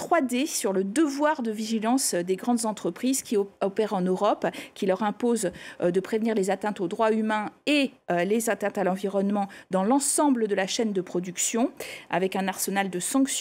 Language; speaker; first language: French; native; French